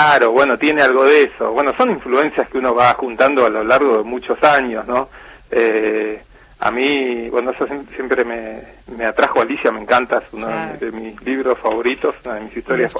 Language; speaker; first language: Spanish; native; Spanish